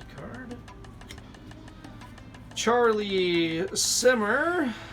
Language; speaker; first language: English; native; English